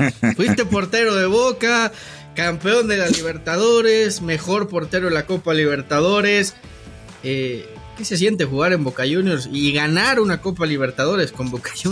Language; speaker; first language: Spanish; native; Spanish